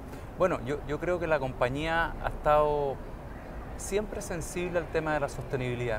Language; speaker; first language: Spanish; native; Spanish